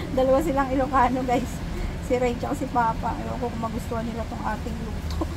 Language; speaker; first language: Filipino; non-native, local second language; Hiligaynon